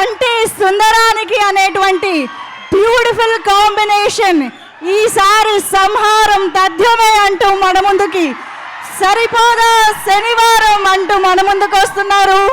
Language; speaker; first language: Telugu; native; Telugu